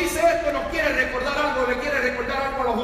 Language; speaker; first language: Spanish; native; Spanish